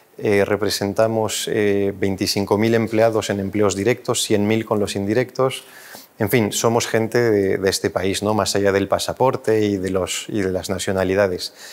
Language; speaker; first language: Spanish; non-native, fluent; French